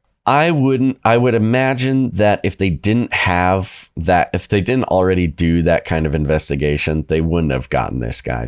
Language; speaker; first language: English; native; English